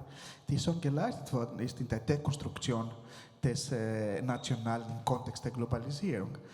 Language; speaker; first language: German; non-native, fluent; Greek